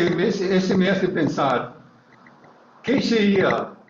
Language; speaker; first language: Spanish; non-native, learner; English